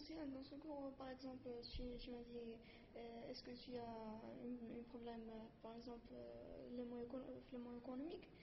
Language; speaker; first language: French; non-native, learner; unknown